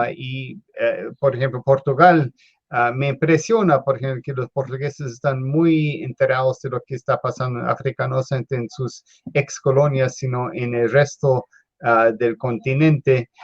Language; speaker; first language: Spanish; non-native, fluent; English